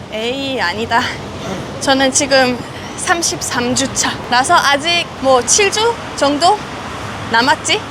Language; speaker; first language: Korean; non-native, fluent; German